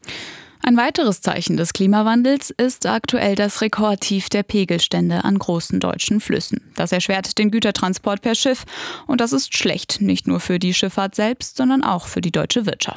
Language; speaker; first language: German; native; German